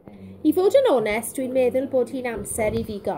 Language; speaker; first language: Welsh; non-native, local second language; English